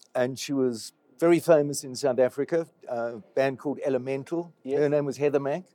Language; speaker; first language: English; native; English